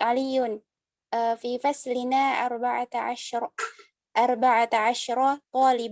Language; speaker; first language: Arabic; non-native, learner; Indonesian